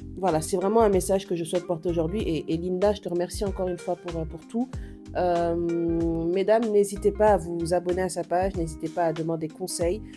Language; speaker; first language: French; native; French